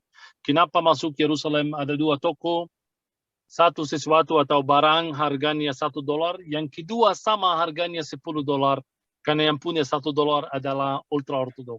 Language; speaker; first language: Indonesian; non-native, fluent; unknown